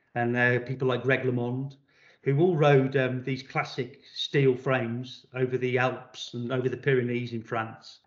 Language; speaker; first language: English; native; English